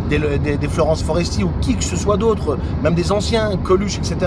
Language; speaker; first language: French; native; French